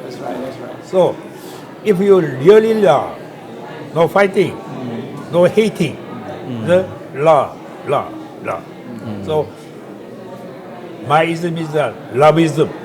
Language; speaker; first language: English; non-native, learner; Korean